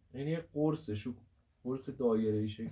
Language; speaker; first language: Persian; native; Persian